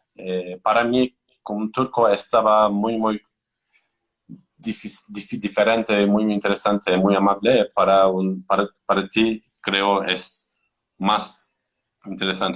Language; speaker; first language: Spanish; non-native, learner; Turkish